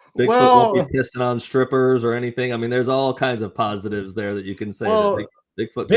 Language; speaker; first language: English; native; English